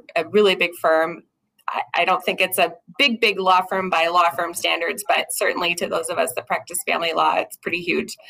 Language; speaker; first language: English; native; English